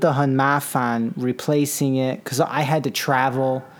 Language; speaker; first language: English; native; English